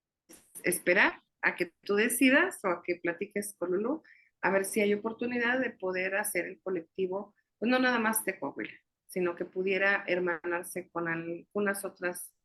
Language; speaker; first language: Spanish; native; Spanish